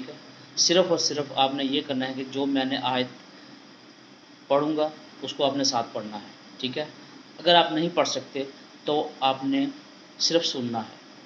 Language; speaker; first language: Hindi; non-native, local second language; Punjabi